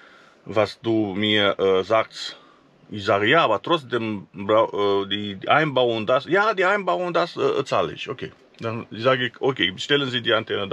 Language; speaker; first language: German; non-native, fluent; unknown